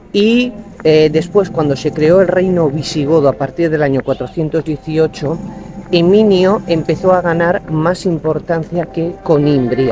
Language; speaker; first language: Spanish; native; Spanish